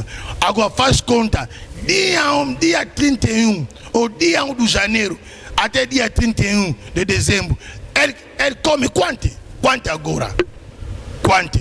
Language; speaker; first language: Portuguese; non-native, learner; Lingala